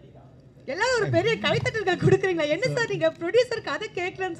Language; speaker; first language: Tamil; native; Tamil